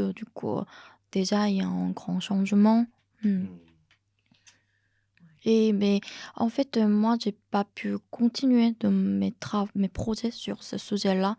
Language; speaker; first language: French; non-native, fluent; Korean